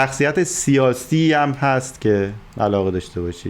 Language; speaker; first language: Persian; native; Persian